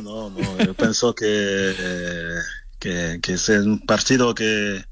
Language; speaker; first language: Spanish; non-native, fluent; French